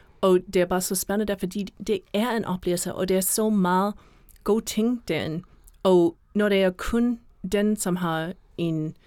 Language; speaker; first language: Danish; non-native, fluent; English